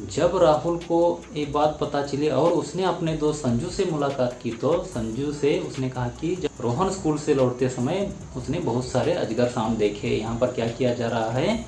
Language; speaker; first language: Hindi; non-native, local second language; Kannada